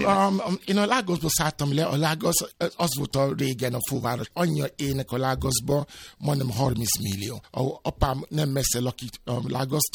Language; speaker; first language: Hungarian; non-native, fluent; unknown